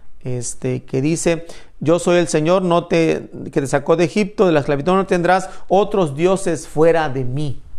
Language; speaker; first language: Spanish; native; Spanish